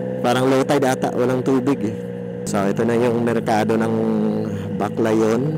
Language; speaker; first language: Filipino; non-native, local second language; Cebuano